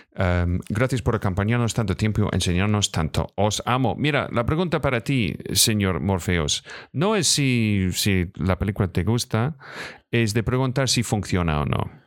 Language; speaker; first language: Spanish; non-native, fluent; English